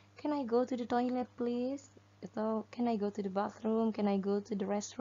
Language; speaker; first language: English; non-native, fluent; Indonesian